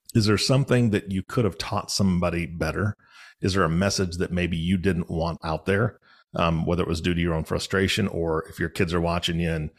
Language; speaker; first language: English; native; English